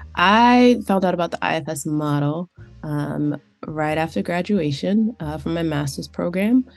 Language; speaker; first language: English; native; English